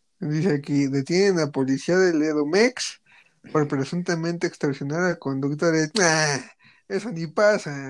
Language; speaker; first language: Spanish; native; Spanish